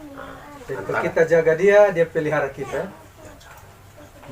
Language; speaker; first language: Malay; native; Malay